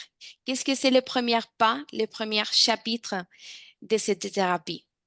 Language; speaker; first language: French; non-native, fluent; Spanish